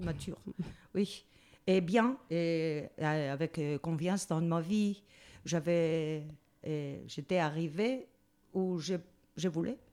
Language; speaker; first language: French; non-native, learner; Spanish